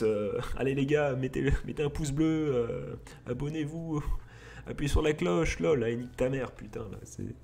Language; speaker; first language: French; native; French